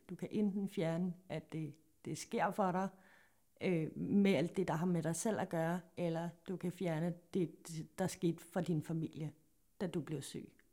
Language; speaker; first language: Danish; native; Danish